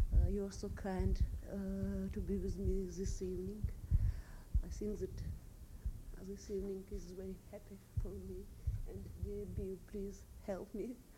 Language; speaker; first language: English; non-native, learner; Russian